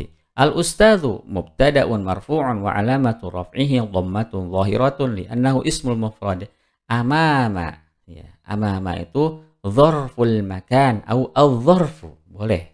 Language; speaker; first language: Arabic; non-native, fluent; Indonesian